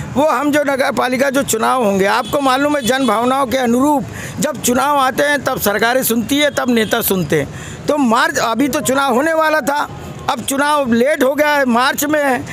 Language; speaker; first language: Hindi; native; Hindi